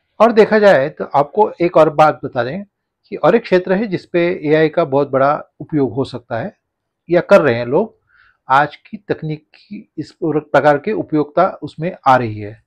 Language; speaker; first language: Hindi; non-native, local second language; Marathi